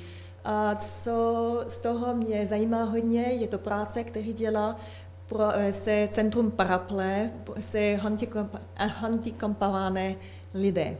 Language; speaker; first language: Czech; non-native, learner; French